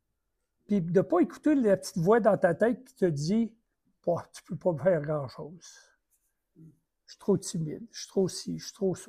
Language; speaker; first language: French; native; French